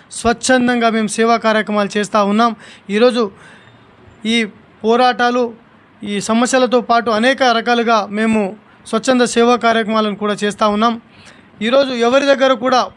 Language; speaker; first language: Telugu; non-native, local second language; Lambadi